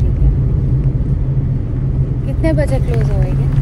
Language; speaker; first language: Hindi; non-native, local second language; Kannada